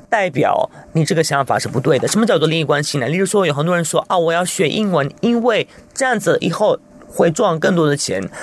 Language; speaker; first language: Chinese; non-native, fluent; Italian